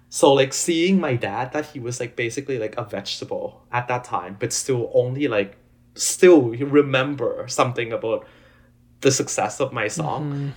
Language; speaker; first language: English; non-native, fluent; Thai